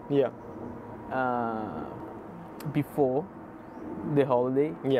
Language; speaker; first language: English; non-native, learner; Portuguese